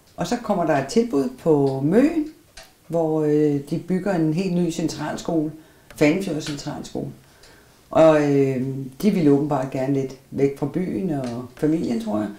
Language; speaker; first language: Danish; native; Danish